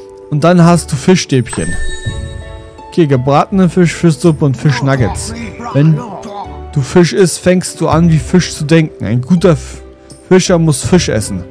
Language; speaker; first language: German; native; German